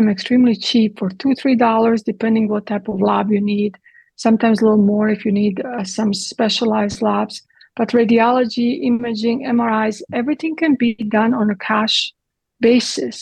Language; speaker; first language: English; non-native, fluent; Croatian